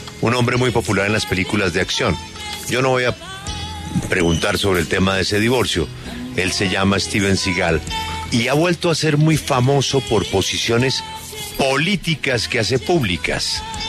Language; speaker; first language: Spanish; native; Spanish